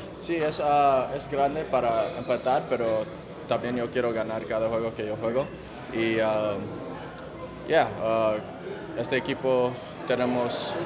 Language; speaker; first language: Spanish; early bilingual, heritage; English